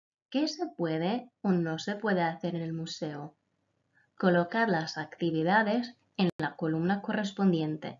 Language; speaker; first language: Spanish; non-native, fluent; Croatian